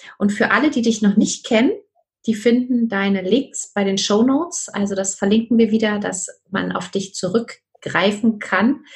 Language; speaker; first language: German; native; German